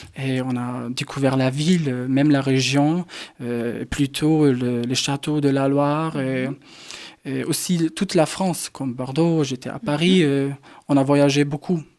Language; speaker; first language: French; non-native, fluent; German